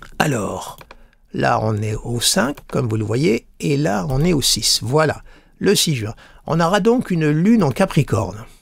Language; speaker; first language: French; native; French